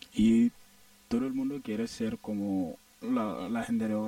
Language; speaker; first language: Spanish; non-native, learner; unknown